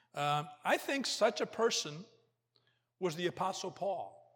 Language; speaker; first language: English; early bilingual, other home language; Portuguese